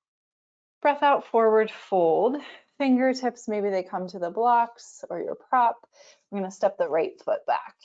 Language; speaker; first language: English; native; English